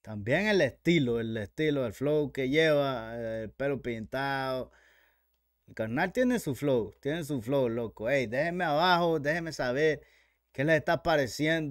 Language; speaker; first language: Spanish; native; Spanish